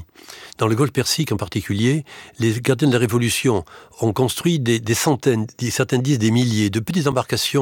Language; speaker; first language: French; native; French